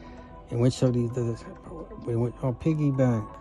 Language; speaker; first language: English; native; English